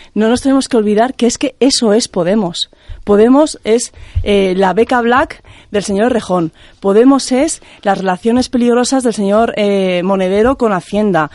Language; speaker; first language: Spanish; native; Spanish